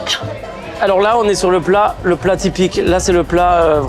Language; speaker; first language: French; native; French